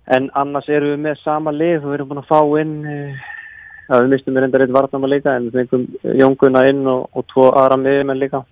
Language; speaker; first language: Icelandic; native; Icelandic